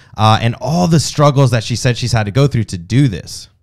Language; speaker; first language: English; native; English